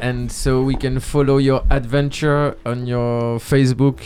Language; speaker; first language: English; non-native, fluent; French